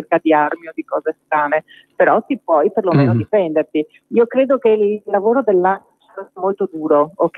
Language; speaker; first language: Italian; native; Italian